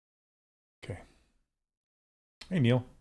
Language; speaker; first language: English; native; English